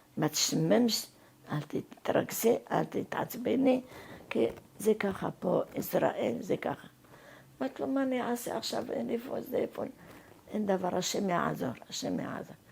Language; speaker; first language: Hebrew; non-native, fluent; Arabic